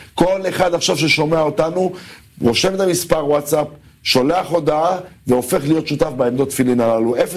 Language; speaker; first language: Hebrew; native; Hebrew